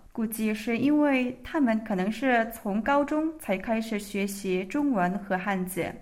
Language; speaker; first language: Chinese; non-native, fluent; Korean